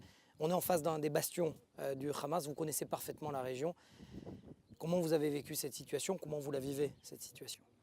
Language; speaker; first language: French; native; French